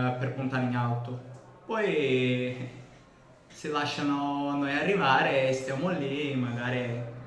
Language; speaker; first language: Italian; non-native, fluent; Portuguese